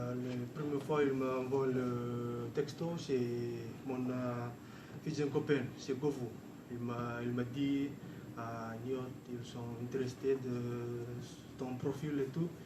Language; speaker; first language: French; non-native, learner; Fijian